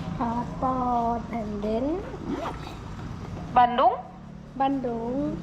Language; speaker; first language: English; non-native, learner; Thai